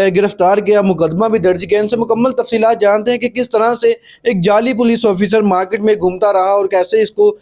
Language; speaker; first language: Urdu; non-native, local second language; Punjabi